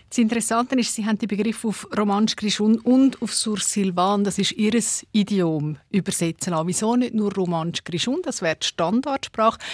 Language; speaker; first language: German; native; German